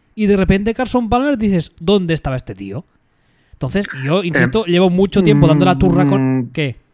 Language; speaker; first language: Spanish; native; Spanish